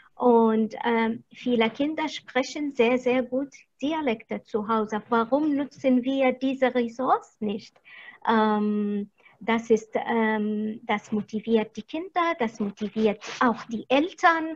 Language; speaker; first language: German; non-native, fluent; Arabic